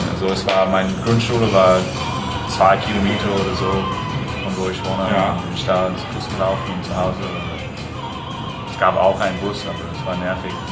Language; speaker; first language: German; non-native, fluent; English